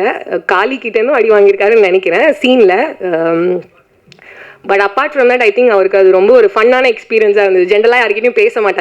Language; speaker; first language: Tamil; native; Tamil